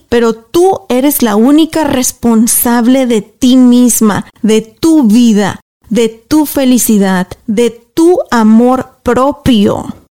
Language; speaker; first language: Spanish; native; Spanish